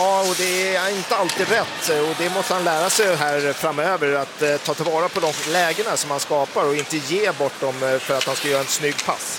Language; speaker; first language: Swedish; native; Swedish